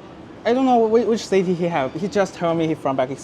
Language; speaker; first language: English; non-native, learner; Chinese